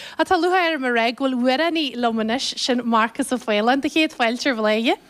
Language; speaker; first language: Irish; native; Irish